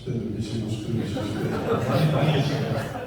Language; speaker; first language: Korean; native; Korean